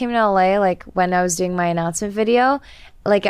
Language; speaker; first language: English; non-native, fluent; Japanese